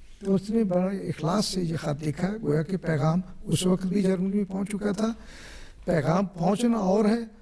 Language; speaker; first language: Urdu; native; Urdu